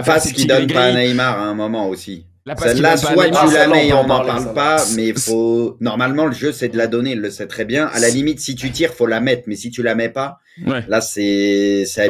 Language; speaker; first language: French; native; French